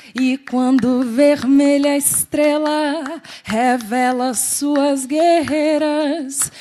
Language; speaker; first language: Portuguese; native; Portuguese